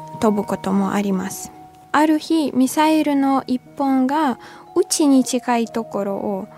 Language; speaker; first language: Japanese; non-native, fluent; Ukrainian